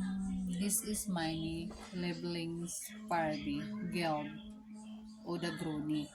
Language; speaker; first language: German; non-native, learner; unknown